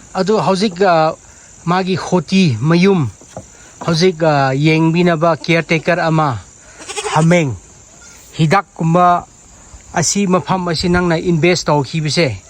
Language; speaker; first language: Manipuri; non-native, local second language; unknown